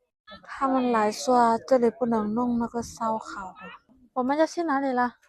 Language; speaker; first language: Chinese; non-native, fluent; Lao